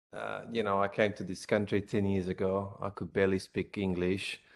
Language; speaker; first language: English; non-native, fluent; Italian